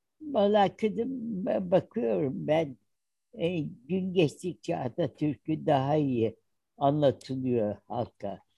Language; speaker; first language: Turkish; native; Turkish